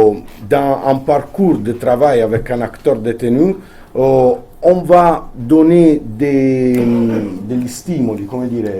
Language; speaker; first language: French; non-native, fluent; Italian